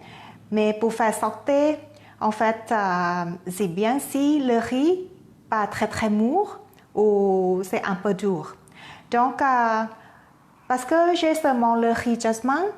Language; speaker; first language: French; non-native, fluent; Thai